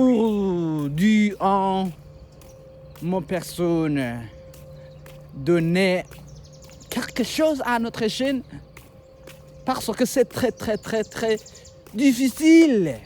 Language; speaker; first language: French; non-native, learner; Kinyarwanda